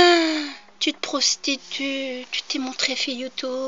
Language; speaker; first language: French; early bilingual, other home language; Arabic